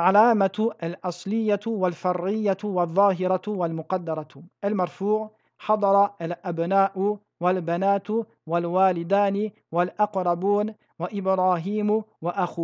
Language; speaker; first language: Arabic; non-native, fluent; French